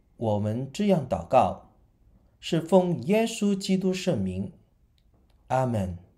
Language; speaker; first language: Chinese; non-native, local second language; Cantonese